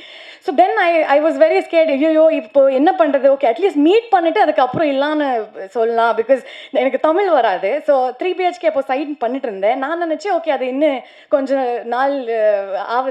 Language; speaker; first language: Tamil; non-native, learner; Kannada